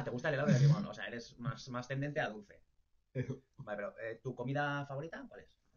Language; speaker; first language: Spanish; native; Spanish